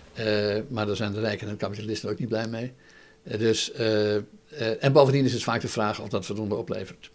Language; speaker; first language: Dutch; native; Dutch